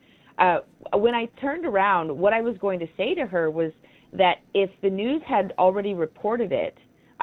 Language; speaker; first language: English; native; English